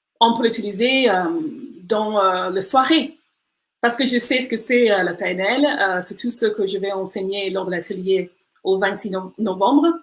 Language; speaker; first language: French; non-native, fluent; English